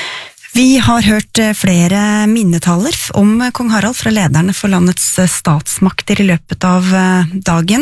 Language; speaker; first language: Norwegian; native; Norwegian